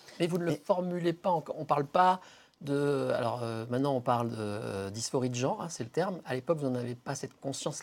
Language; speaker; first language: French; native; French